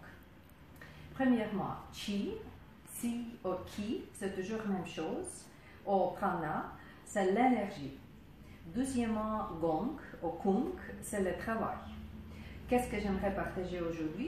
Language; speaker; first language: French; non-native, fluent; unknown